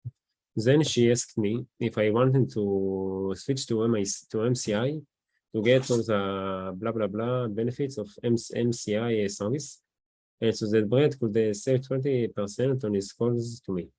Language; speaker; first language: English; non-native, learner; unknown